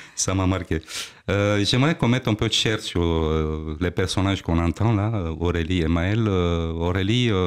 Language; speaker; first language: French; non-native, fluent; Romanian